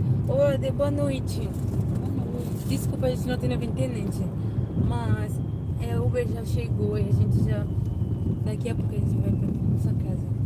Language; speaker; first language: Portuguese; non-native, fluent; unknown